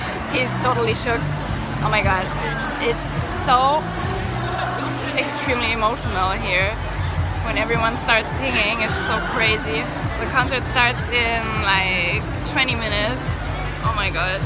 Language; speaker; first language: English; non-native, fluent; German